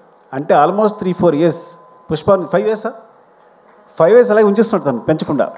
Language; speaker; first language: Telugu; native; Telugu